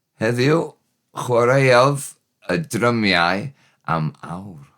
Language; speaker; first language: Welsh; non-native, learner; English